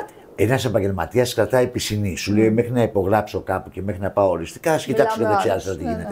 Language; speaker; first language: Greek; native; Greek